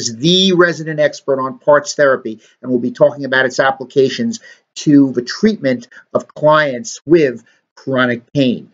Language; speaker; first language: English; native; English